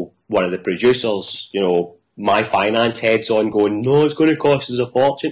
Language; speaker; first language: English; native; English